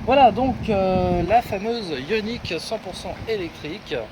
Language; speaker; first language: French; native; French